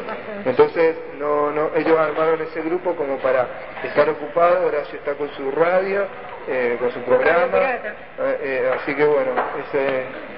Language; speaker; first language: Spanish; native; Spanish